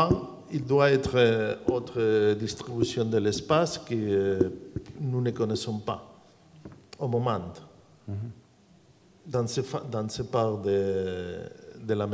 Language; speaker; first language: French; non-native, learner; Spanish